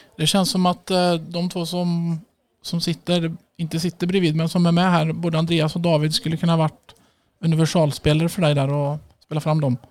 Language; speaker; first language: Swedish; native; Swedish